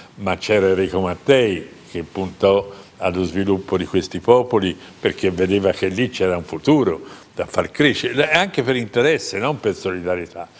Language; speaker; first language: Italian; native; Italian